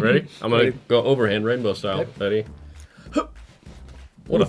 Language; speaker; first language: English; native; English